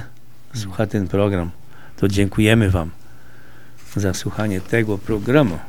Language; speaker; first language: Polish; early bilingual, heritage; Polish